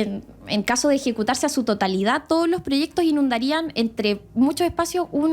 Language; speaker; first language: Spanish; native; Spanish